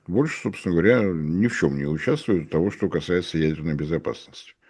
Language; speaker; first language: Russian; native; Russian